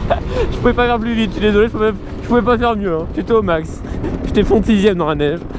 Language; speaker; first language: French; native; French